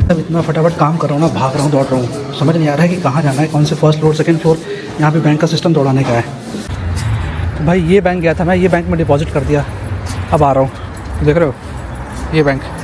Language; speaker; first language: Hindi; native; Hindi